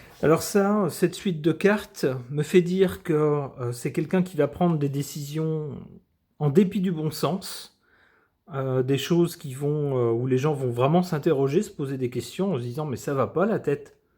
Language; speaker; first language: French; native; French